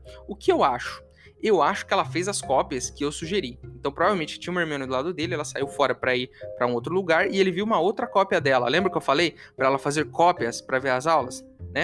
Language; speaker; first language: Portuguese; native; Portuguese